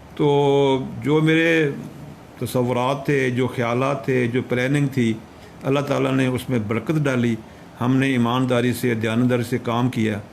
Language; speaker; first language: Urdu; non-native, local second language; Punjabi